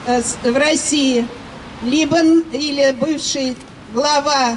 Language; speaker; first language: Russian; native; Russian